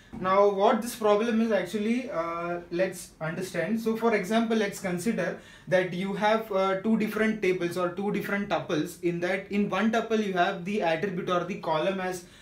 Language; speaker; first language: English; non-native, local second language; Marathi